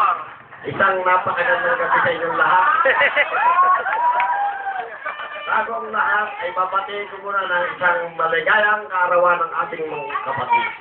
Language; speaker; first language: Filipino; native; Filipino